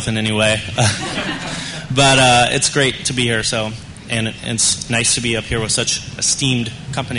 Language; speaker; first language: English; native; English